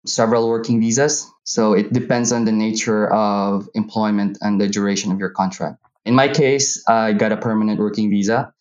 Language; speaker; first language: English; non-native, local second language; Hiligaynon